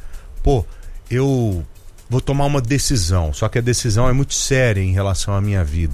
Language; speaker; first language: Portuguese; native; Portuguese